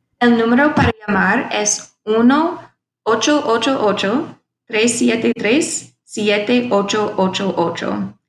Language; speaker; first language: Spanish; non-native, fluent; English